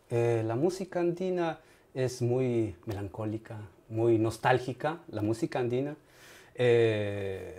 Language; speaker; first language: Spanish; native; Spanish